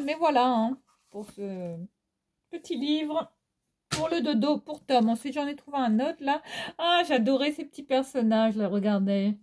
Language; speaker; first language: French; native; French